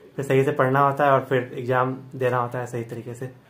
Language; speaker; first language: Hindi; native; Hindi